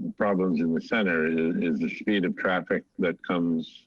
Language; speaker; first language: English; native; English